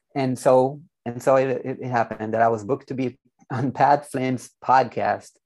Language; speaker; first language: English; non-native, fluent; Hebrew